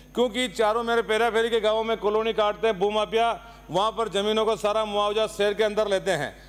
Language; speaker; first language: Hindi; native; Hindi